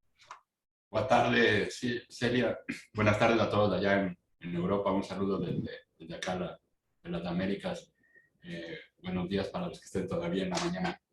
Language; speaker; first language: Spanish; native; Spanish